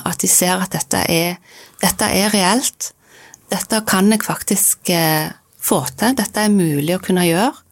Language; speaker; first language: Norwegian; native; Norwegian